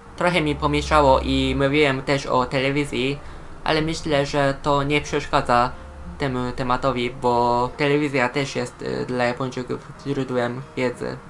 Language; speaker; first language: Polish; non-native, fluent; Japanese